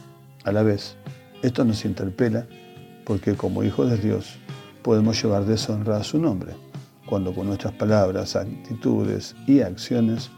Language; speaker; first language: Spanish; native; Spanish